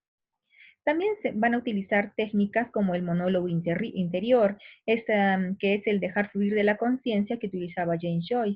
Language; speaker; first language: Spanish; native; Spanish